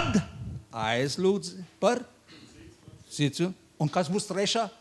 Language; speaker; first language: Latvian; non-native, learner; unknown